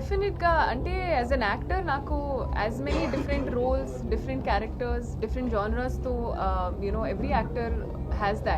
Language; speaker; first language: Telugu; non-native, learner; Hindi